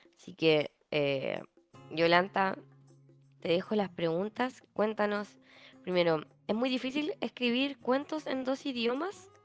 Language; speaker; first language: Spanish; native; Spanish